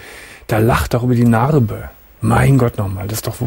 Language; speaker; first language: German; native; German